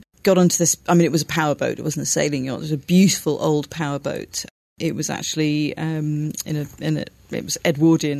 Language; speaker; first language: English; native; English